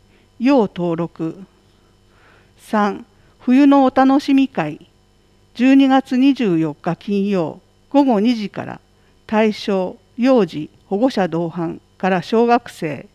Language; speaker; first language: Japanese; native; Japanese